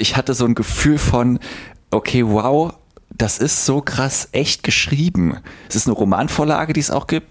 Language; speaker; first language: German; native; German